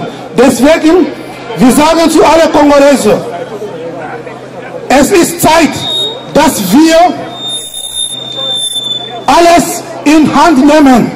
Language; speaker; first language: German; non-native, fluent; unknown